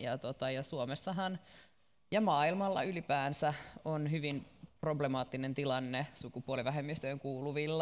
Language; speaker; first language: Finnish; native; Finnish